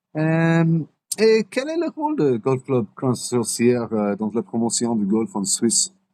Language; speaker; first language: French; non-native, learner; English